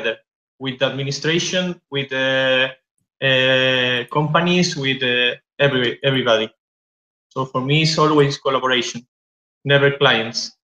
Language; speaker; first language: English; non-native, fluent; Spanish